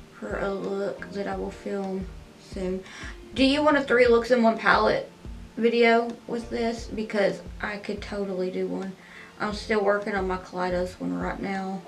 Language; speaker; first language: English; native; English